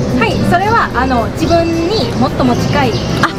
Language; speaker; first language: Japanese; non-native, fluent; Thai